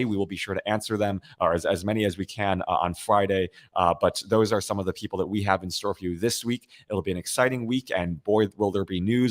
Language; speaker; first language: English; native; English